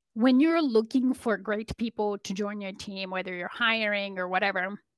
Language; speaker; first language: English; non-native, fluent; Polish